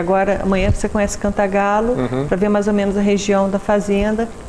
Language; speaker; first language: Portuguese; native; Portuguese